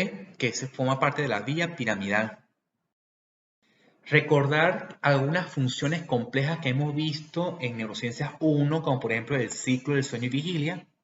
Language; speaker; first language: Spanish; native; Spanish